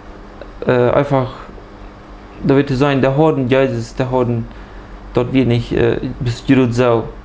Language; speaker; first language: German; early bilingual, heritage; Plautdietsch